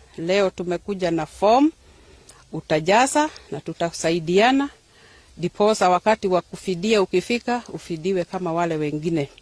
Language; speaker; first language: Swahili; non-native, local second language; Kikuyu